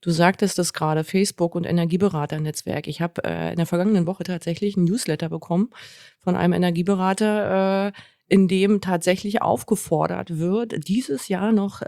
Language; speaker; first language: German; native; German